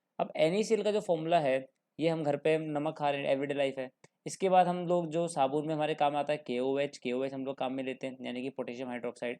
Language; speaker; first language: Hindi; native; Hindi